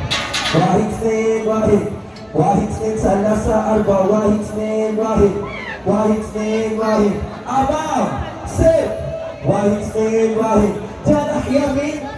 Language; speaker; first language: Arabic; non-native, learner; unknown